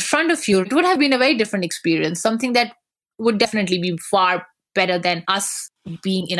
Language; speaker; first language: English; non-native, local second language; Pashto